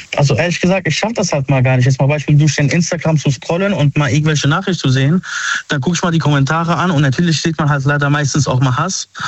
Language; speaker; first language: German; early bilingual, other home language; Arabic